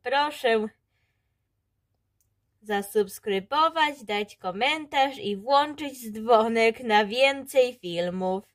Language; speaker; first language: Polish; early bilingual, heritage; Polish